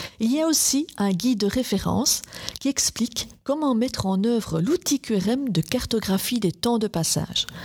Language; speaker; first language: French; native; French